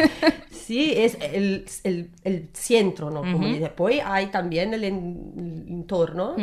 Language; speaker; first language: Spanish; non-native, learner; Italian